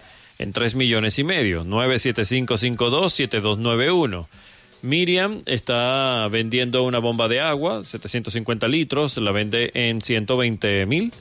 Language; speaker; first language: Spanish; native; Spanish